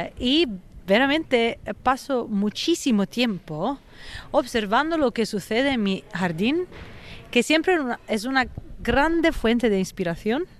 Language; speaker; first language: Spanish; non-native, fluent; Italian